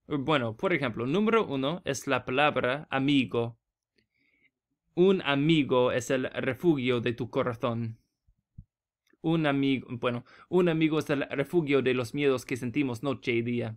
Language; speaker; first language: Spanish; non-native, learner; English